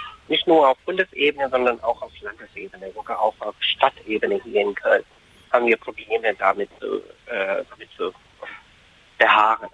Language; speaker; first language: German; non-native, fluent; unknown